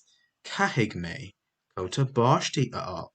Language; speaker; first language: Irish; non-native, local second language; English